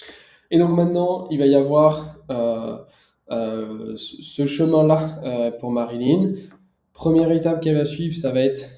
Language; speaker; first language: French; native; French